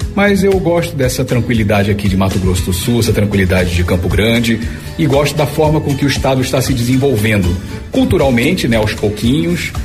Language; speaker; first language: Portuguese; native; Portuguese